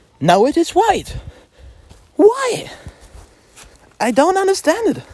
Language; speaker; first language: English; non-native, learner; German